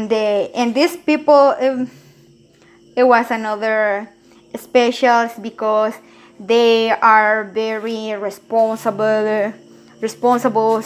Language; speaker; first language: English; non-native, learner; Spanish